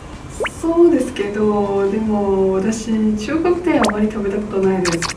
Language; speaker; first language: Japanese; non-native, learner; Chinese